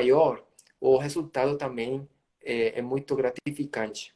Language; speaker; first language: Portuguese; non-native, fluent; Spanish